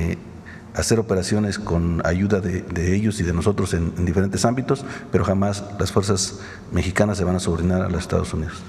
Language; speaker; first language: Spanish; native; Spanish